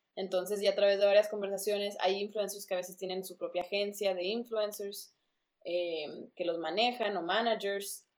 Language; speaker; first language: Spanish; early bilingual, other home language; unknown